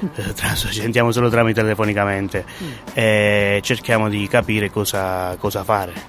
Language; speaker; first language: Italian; native; Italian